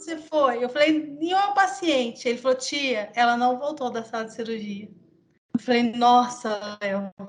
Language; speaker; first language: Portuguese; native; Portuguese